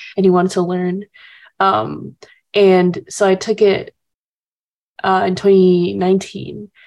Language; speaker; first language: English; early bilingual, other home language; Indonesian